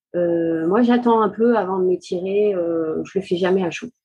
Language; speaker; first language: French; native; French